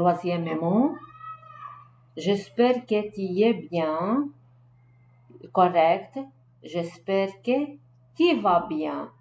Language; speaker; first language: French; non-native, learner; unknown